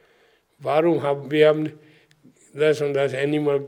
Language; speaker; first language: German; non-native, learner; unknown